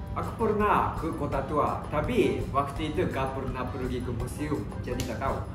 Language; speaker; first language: Indonesian; non-native, learner; Japanese